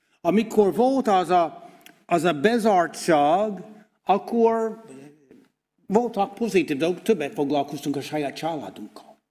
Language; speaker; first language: Hungarian; non-native, fluent; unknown